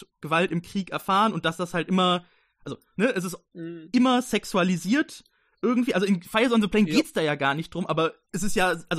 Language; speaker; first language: German; native; German